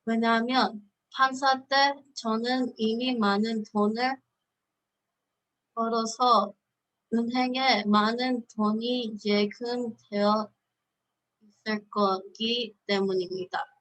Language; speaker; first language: Korean; early bilingual, heritage; Korean